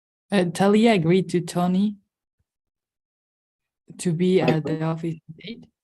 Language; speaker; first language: English; non-native, learner; Spanish